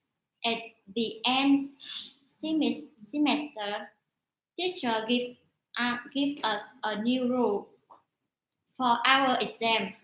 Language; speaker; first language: English; non-native, learner; Vietnamese